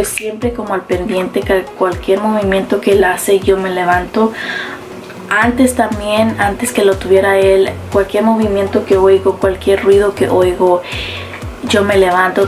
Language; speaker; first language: Spanish; early bilingual, heritage; Spanish